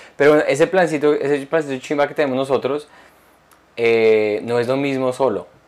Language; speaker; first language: Spanish; early bilingual, heritage; Spanish